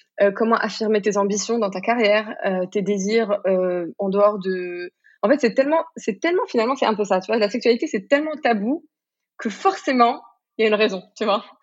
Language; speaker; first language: French; non-native, local second language; Arabic